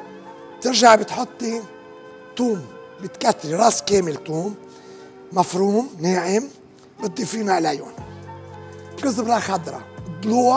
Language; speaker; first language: Arabic; native; Arabic